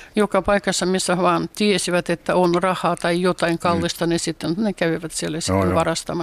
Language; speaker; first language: Finnish; non-native, fluent; Russian